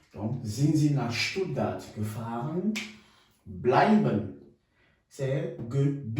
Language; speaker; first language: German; non-native, fluent; French